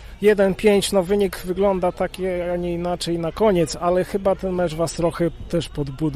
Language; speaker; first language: Polish; native; Polish